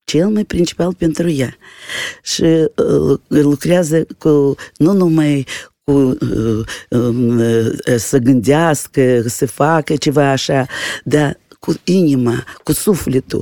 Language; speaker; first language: Romanian; non-native, local second language; Russian